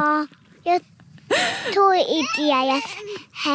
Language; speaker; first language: Swedish; early bilingual, heritage; Swedish